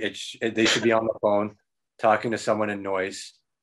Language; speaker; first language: English; native; English